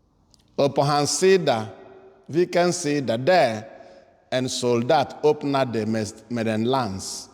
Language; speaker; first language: Swedish; non-native, fluent; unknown